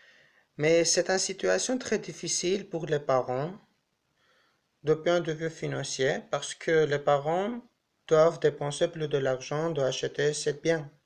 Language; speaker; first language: French; non-native, learner; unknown